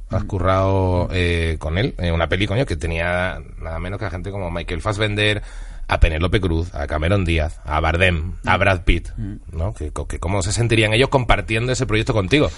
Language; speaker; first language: Spanish; native; Spanish